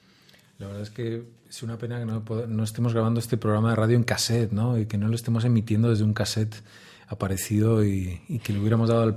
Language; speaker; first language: Spanish; native; Spanish